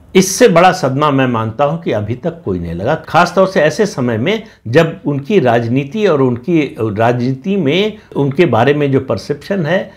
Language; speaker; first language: Hindi; native; Hindi